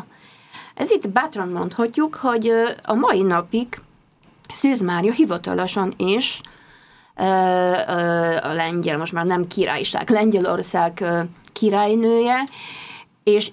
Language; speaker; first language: Hungarian; non-native, fluent; Polish